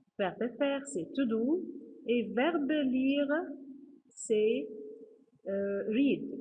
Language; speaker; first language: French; non-native, fluent; Arabic